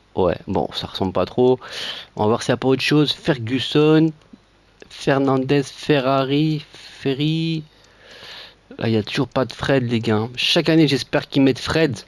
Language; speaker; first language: French; native; French